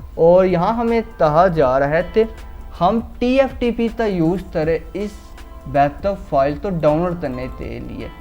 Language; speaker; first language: Urdu; non-native, local second language; Punjabi